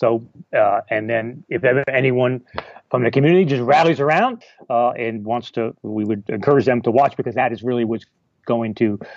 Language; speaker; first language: English; native; English